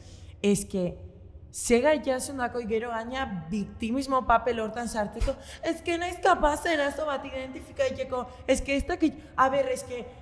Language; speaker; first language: Basque; native; Basque